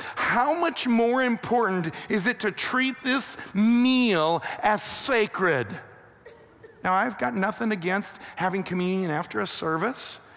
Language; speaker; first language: English; native; English